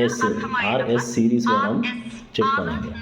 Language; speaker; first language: Tamil; non-native, learner; Kannada